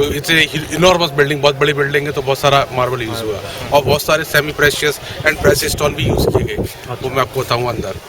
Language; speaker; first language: Hindi; native; Hindi